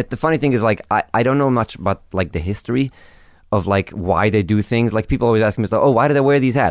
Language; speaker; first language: English; early bilingual, other home language; Hebrew